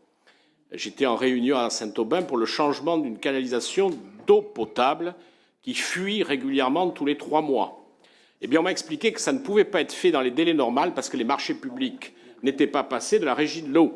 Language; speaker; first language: French; native; French